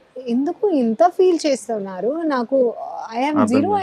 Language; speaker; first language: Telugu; non-native, learner; Hindi